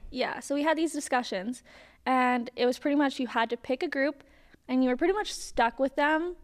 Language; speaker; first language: English; native; English